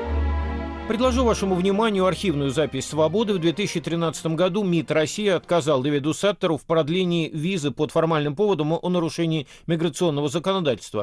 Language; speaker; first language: Russian; native; Russian